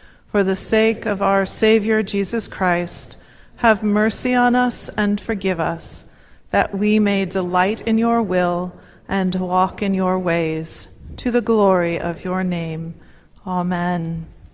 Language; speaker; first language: English; native; English